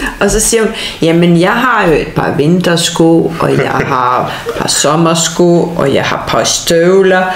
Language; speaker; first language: Danish; non-native, fluent; Ukrainian